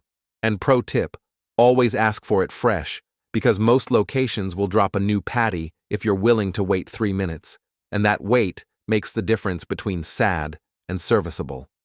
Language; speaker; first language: English; native; English